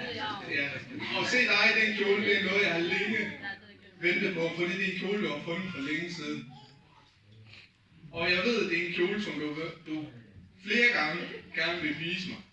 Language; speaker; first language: Danish; early bilingual, other home language; Vietnamese